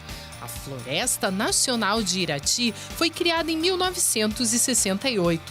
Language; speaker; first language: Portuguese; native; Portuguese